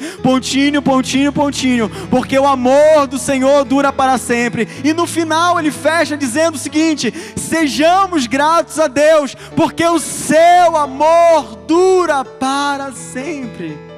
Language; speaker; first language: Portuguese; native; Portuguese